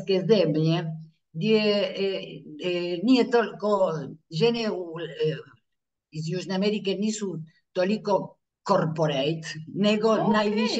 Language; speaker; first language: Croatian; early bilingual, heritage; Croatian